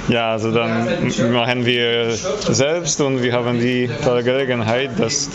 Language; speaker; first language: German; non-native, fluent; Polish